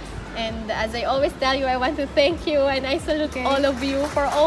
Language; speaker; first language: English; non-native, fluent; Filipino